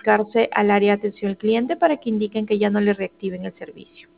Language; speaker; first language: Spanish; native; Spanish